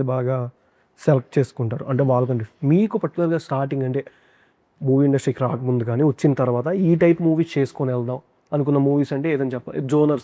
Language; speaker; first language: Telugu; native; Telugu